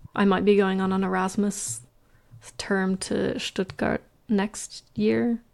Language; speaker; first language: English; native; English